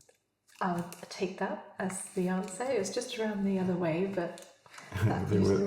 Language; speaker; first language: English; native; English